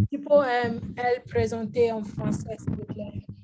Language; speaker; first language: French; non-native, learner; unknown